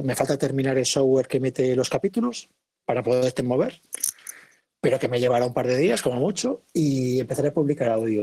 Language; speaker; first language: Spanish; native; Spanish